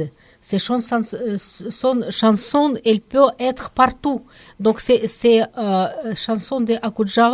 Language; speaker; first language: French; non-native, learner; Russian